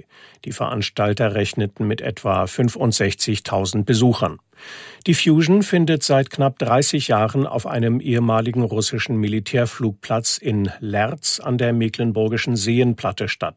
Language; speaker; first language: German; native; German